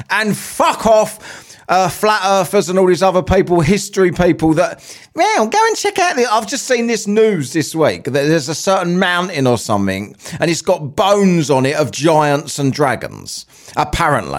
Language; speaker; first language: English; native; English